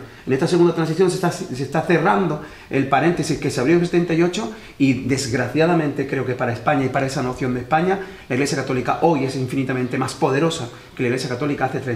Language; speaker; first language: Spanish; native; Spanish